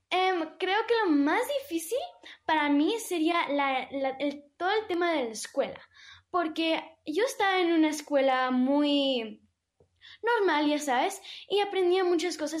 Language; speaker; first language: Spanish; early bilingual, heritage; English